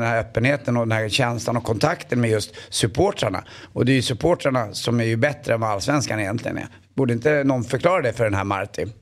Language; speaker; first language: Swedish; native; Swedish